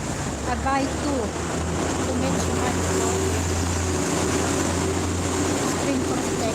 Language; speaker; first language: English; non-native, local second language; Filipino